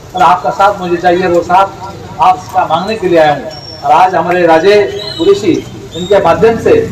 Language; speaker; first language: Hindi; non-native, local second language; Urdu